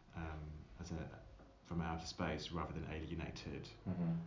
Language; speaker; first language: English; native; English